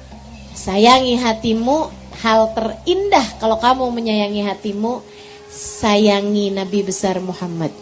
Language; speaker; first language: Indonesian; native; Indonesian